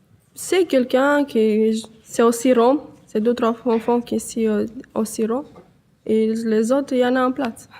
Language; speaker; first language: French; non-native, learner; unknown